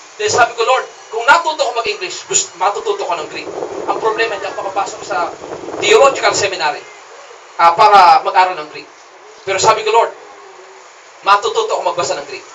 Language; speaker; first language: Filipino; non-native, local second language; Cebuano